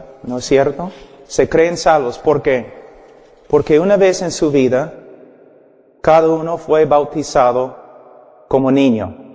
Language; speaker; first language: Spanish; non-native, fluent; English